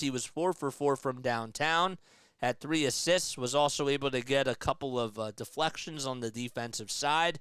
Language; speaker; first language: English; native; English